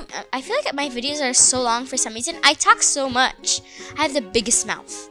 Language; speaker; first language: English; native; English